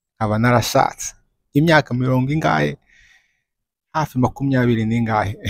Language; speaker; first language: Kinyarwanda; early bilingual, other home language; French